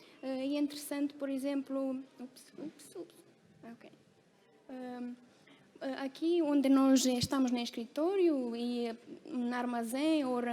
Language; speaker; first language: Portuguese; non-native, fluent; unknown